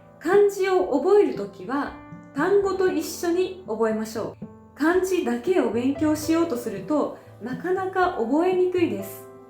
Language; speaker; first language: Japanese; native; Japanese